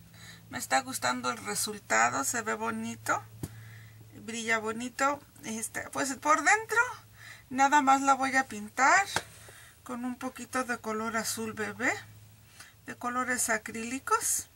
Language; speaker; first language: Spanish; native; Spanish